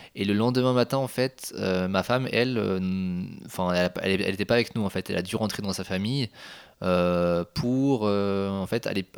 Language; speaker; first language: French; native; French